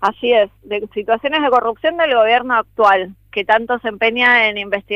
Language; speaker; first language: Spanish; native; Spanish